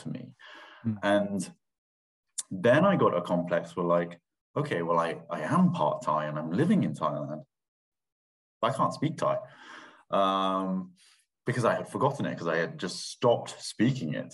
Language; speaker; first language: English; non-native, local second language; Thai